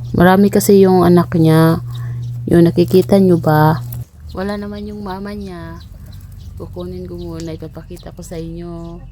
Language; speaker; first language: Filipino; non-native, local second language; Cebuano